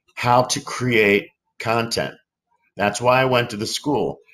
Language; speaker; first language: English; native; English